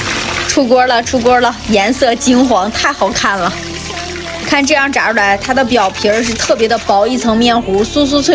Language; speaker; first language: Chinese; native; Chinese